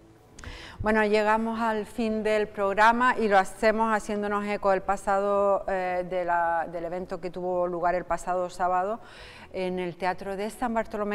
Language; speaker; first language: Spanish; native; Spanish